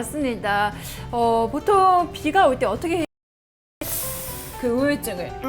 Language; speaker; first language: Korean; native; Korean